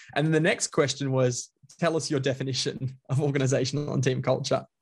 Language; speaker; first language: English; native; English